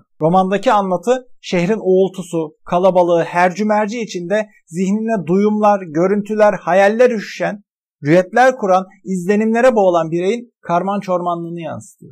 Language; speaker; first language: Turkish; native; Turkish